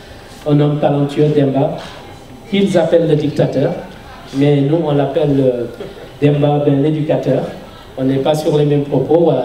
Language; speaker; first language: French; non-native, local second language; Wolof